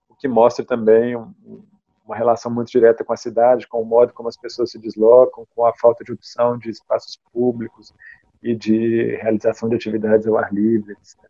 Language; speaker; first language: Portuguese; native; Portuguese